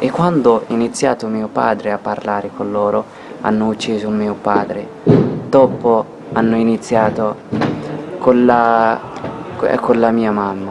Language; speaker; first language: Italian; non-native, learner; Arabic